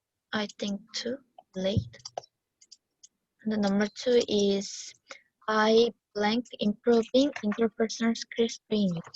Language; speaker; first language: English; non-native, learner; Korean